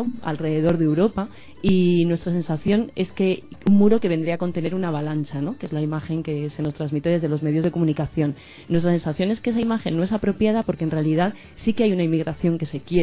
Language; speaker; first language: Spanish; native; Spanish